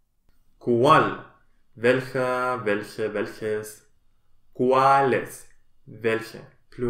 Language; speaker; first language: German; non-native, fluent; Spanish